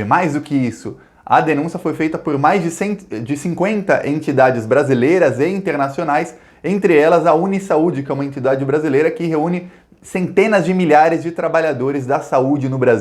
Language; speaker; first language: Portuguese; native; Portuguese